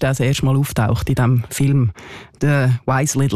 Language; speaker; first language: German; native; German